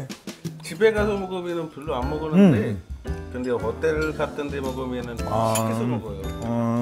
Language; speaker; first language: Korean; non-native, fluent; Sinhala